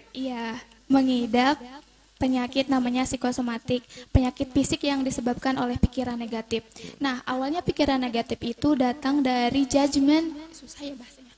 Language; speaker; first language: Indonesian; native; Indonesian